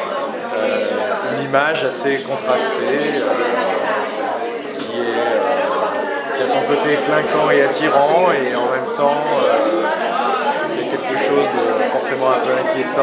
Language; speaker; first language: French; native; French